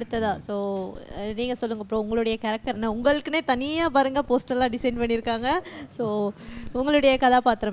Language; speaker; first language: Tamil; native; Tamil